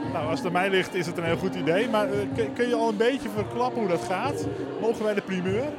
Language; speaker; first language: Dutch; native; Dutch